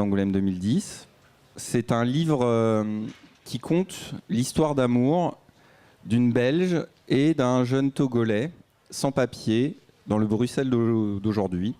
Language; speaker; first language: French; native; French